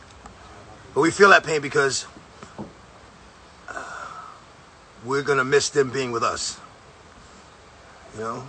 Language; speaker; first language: English; native; English